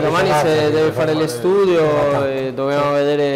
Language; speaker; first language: Italian; non-native, learner; Spanish